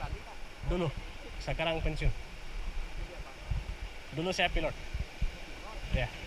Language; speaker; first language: Indonesian; non-native, fluent; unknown